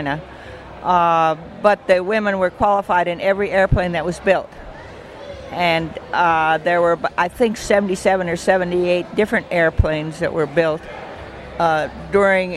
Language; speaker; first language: English; native; English